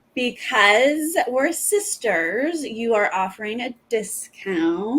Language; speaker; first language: English; native; English